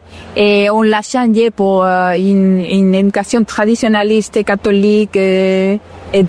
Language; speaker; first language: French; non-native, fluent; Spanish